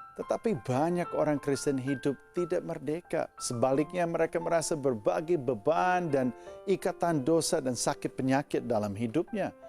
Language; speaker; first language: Indonesian; non-native, fluent; English